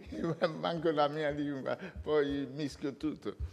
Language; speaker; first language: Italian; non-native, fluent; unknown